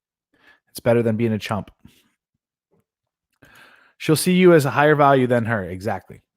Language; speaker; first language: English; native; English